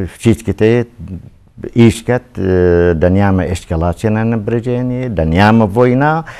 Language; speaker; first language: Bulgarian; non-native, fluent; Arabic